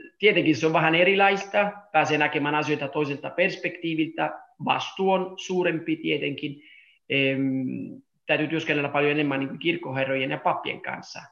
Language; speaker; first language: Finnish; non-native, fluent; Italian